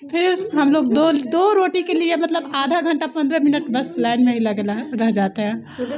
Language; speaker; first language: Hindi; native; Hindi